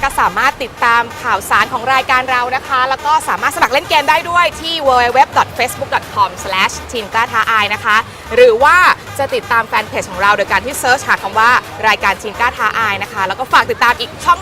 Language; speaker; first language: Thai; native; Thai